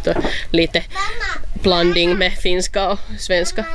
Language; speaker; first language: Swedish; non-native, local second language; Finnish